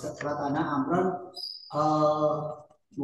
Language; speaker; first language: Arabic; non-native, learner; Indonesian